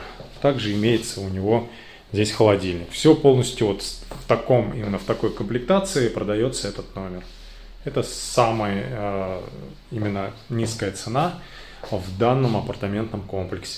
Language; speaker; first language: Russian; native; Russian